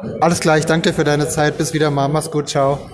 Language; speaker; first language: German; native; German